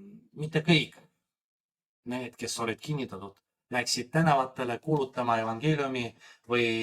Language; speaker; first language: Estonian; non-native, fluent; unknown